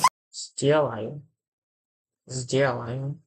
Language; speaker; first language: Russian; non-native, learner; English